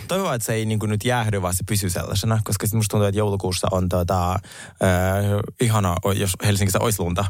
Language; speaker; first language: Finnish; early bilingual, other home language; Russian